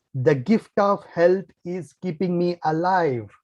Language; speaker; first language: English; non-native, local second language; Kannada